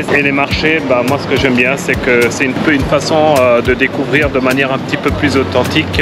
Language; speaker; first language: French; native; French